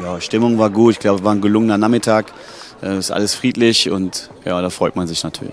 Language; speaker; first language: German; native; German